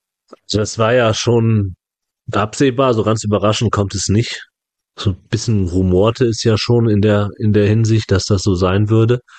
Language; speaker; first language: German; native; German